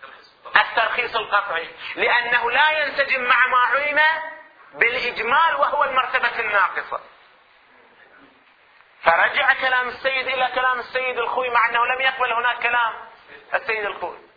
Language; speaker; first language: Arabic; native; Arabic